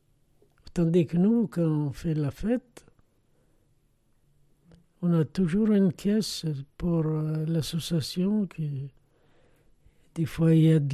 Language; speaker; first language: French; non-native, fluent; Arabic